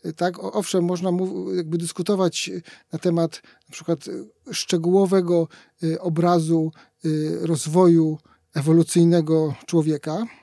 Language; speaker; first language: Polish; native; Polish